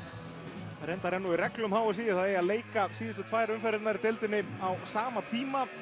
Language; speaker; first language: Icelandic; native; Icelandic